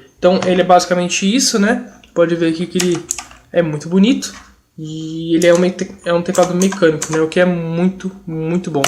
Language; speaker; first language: Portuguese; native; Portuguese